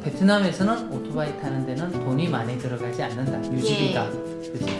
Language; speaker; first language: Korean; native; Korean